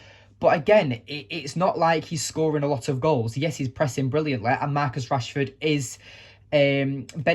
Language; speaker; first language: English; native; English